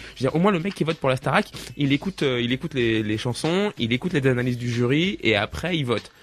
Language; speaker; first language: French; native; French